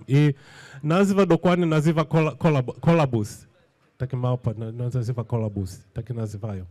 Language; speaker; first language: Polish; non-native, fluent; Swahili